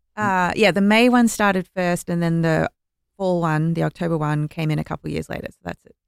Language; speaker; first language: English; native; English